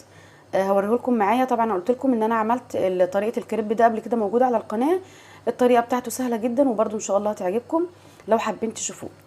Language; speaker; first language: Arabic; native; Arabic